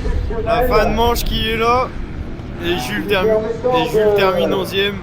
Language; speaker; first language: French; native; French